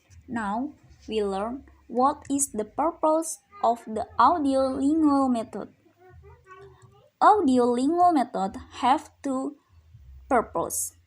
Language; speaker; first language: English; non-native, learner; Indonesian